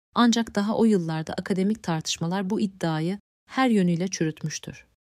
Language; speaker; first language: Turkish; native; Turkish